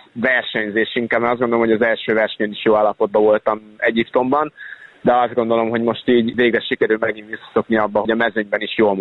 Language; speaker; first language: Hungarian; native; Hungarian